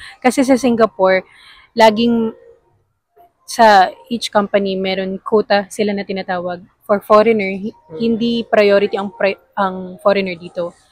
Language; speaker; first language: Filipino; native; Filipino